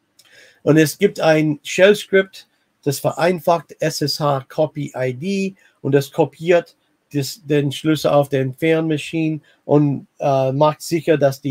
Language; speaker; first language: German; non-native, fluent; English